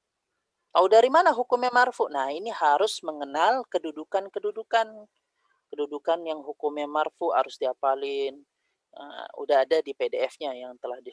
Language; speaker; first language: Indonesian; native; Indonesian